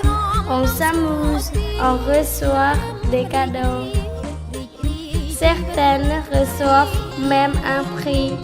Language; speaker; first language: French; non-native, learner; Khmer